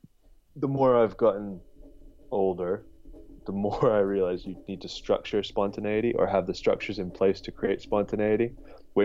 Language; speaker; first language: English; native; English